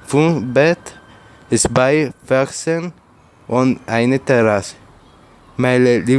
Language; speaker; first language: German; non-native, learner; Spanish